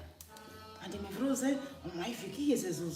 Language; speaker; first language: Dutch; non-native, fluent; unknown